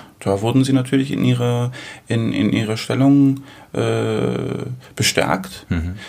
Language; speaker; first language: German; early bilingual, other home language; Greek